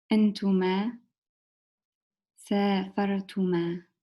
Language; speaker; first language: Arabic; non-native, learner; English